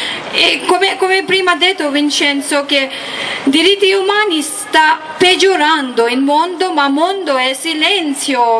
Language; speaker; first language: Italian; non-native, learner; Tibetan